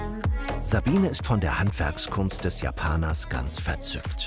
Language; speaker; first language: German; native; German